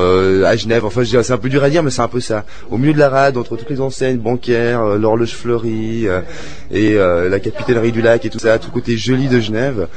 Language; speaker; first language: French; native; French